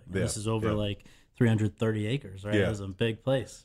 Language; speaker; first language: English; native; English